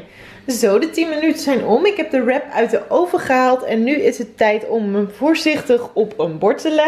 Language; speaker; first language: Dutch; native; Dutch